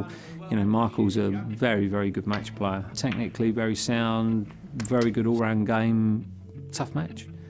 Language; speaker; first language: English; native; English